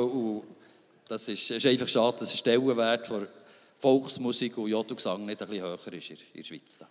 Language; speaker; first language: German; native; German